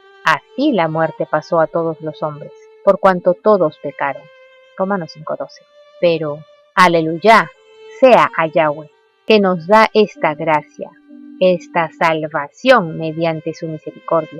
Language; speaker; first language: Spanish; native; Spanish